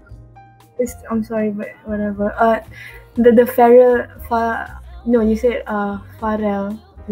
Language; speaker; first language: English; non-native, local second language; Malay